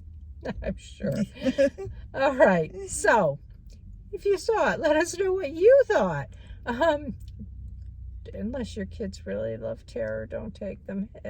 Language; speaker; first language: English; native; English